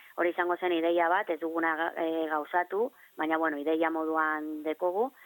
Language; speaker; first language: Basque; non-native, learner; Catalan